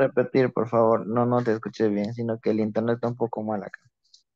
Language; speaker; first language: Spanish; native; Spanish